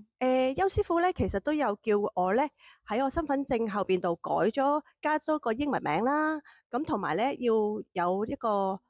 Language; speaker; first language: Cantonese; native; Cantonese